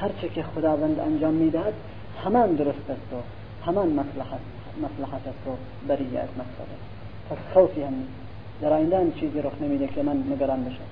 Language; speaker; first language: Persian; non-native, local second language; Central Kurdish